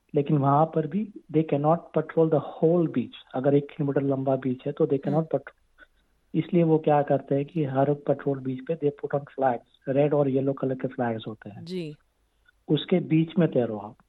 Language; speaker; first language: Hindi; non-native, local second language; Gujarati